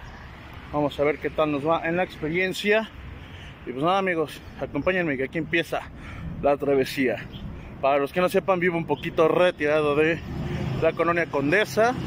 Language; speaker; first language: Spanish; native; Spanish